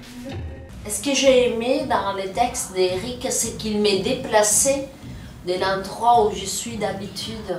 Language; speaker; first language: French; non-native, fluent; Spanish